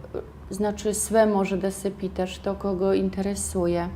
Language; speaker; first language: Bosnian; non-native, fluent; Russian